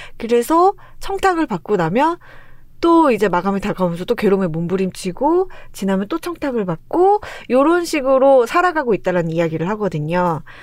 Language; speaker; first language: Korean; native; Korean